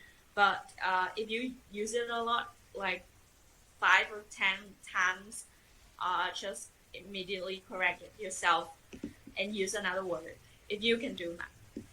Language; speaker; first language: English; non-native, fluent; Vietnamese